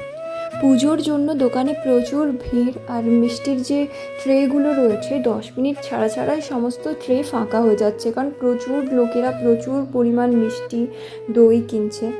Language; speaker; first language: Bangla; native; Bangla